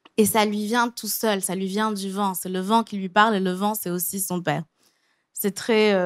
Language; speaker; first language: French; native; French